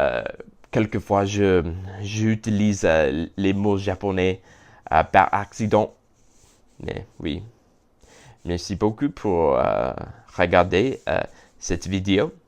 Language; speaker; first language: French; non-native, learner; English